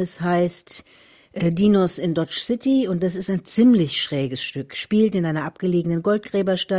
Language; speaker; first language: German; native; German